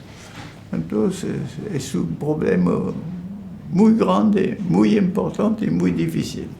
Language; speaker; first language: Spanish; non-native, fluent; French